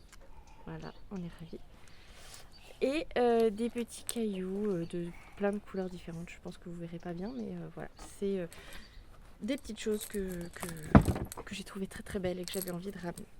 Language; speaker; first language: French; native; French